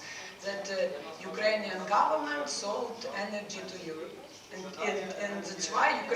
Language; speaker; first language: English; non-native, learner; Ukrainian